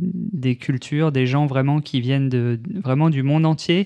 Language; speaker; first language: French; native; French